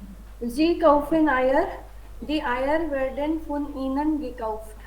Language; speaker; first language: German; non-native, learner; Hindi